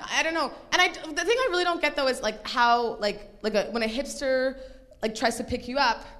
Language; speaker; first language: English; native; English